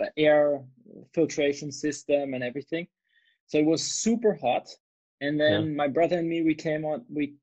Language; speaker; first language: English; non-native, fluent; German